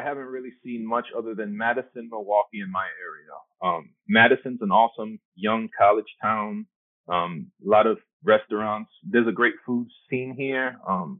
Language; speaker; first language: English; early bilingual, other home language; Spanish